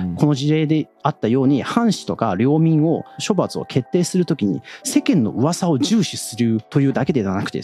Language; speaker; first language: Japanese; native; Japanese